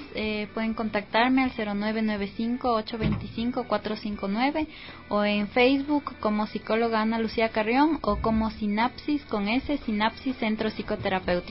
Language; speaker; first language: Spanish; native; Spanish